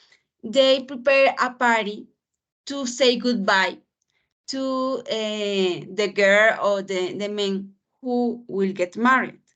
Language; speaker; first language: English; non-native, fluent; Spanish